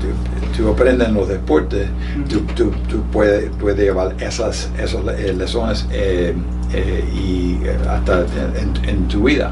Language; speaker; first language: Spanish; early bilingual, heritage; Spanish